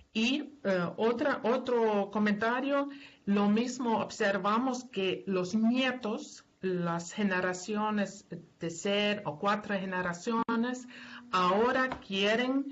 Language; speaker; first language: Spanish; non-native, fluent; German